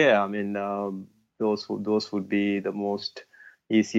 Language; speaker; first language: English; non-native, local second language; Tamil